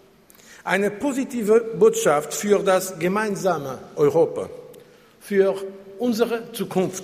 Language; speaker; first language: German; non-native, fluent; Portuguese